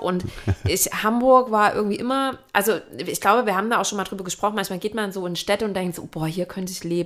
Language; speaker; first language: German; native; German